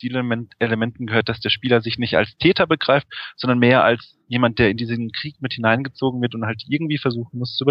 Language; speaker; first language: German; native; German